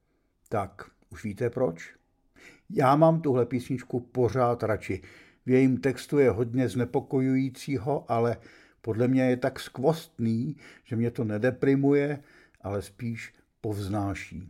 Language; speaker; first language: Czech; native; Czech